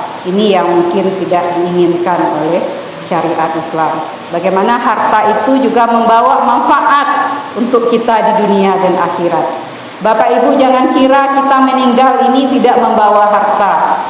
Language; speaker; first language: Indonesian; native; Indonesian